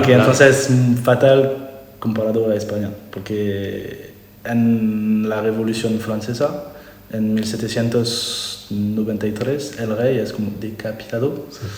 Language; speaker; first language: Spanish; non-native, learner; French